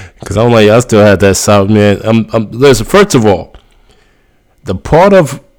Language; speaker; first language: English; early bilingual, other home language; Spanish